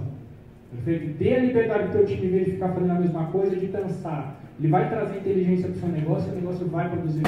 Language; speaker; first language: Portuguese; native; Portuguese